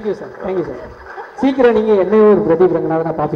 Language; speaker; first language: Tamil; native; Tamil